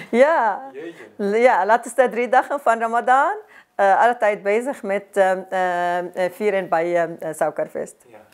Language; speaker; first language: Dutch; non-native, learner; Arabic